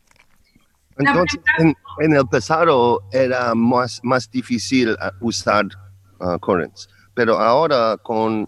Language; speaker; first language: Spanish; non-native, learner; English